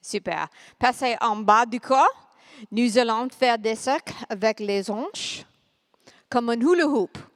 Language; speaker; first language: French; non-native, learner; English